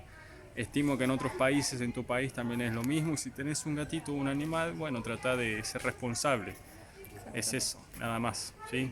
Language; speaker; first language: Spanish; native; Spanish